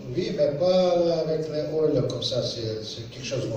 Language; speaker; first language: French; non-native, learner; Serbian